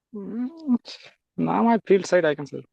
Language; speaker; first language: English; non-native, learner; Santali